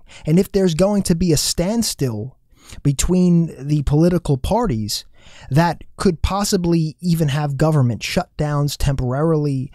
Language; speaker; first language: English; native; English